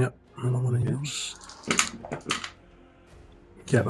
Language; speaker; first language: English; native; English